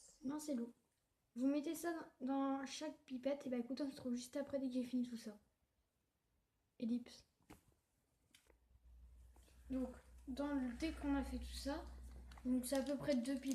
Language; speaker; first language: French; native; French